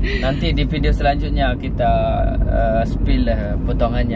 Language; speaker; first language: Indonesian; native; Indonesian